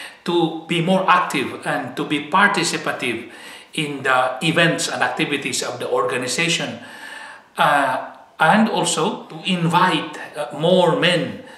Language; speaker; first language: English; non-native, fluent; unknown